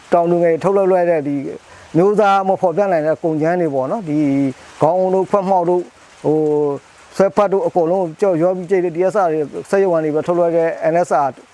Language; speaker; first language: Burmese; non-native, local second language; Mon